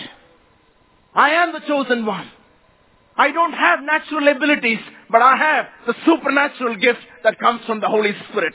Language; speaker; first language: English; non-native, local second language; Malayalam